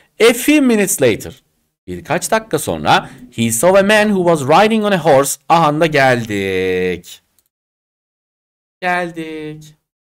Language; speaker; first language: English; non-native, fluent; Turkish